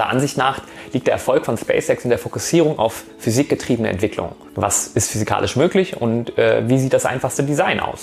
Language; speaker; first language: German; native; German